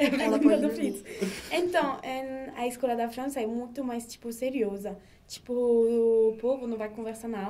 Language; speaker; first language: Portuguese; non-native, learner; French